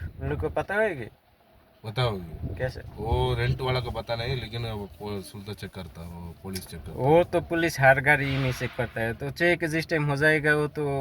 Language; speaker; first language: Hindi; non-native, fluent; Bangla